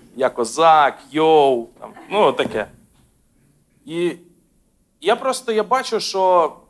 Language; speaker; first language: Ukrainian; non-native, local second language; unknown